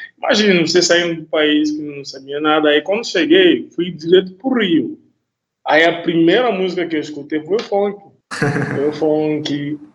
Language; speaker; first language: Portuguese; non-native, fluent; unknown